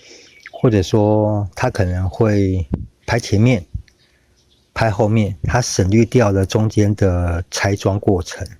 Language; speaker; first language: Chinese; native; Chinese